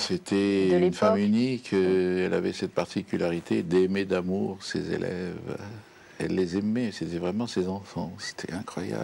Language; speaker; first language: French; native; French